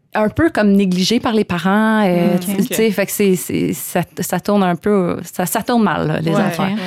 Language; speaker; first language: French; native; French